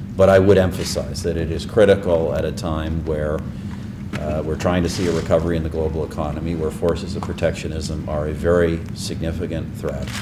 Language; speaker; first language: English; native; English